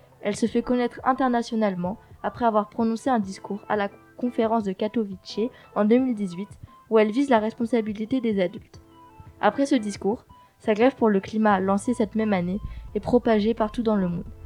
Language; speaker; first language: French; native; French